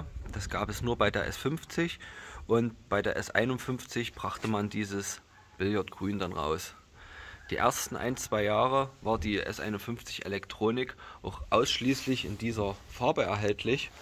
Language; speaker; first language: German; native; German